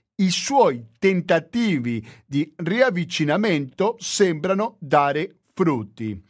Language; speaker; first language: Italian; non-native, fluent; Spanish